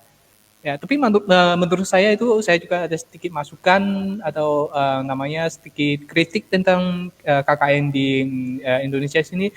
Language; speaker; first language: Indonesian; non-native, fluent; Armenian